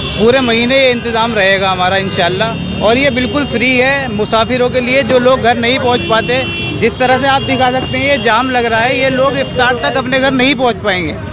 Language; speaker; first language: Hindi; native; Hindi